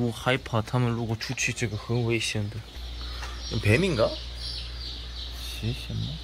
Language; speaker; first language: Chinese; non-native, learner; Korean